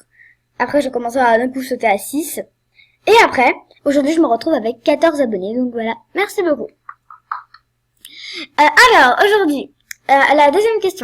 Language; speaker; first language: French; native; French